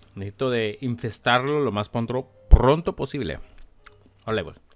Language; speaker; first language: Spanish; early bilingual, heritage; Spanish